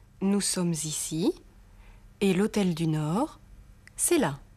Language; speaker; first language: French; non-native, fluent; German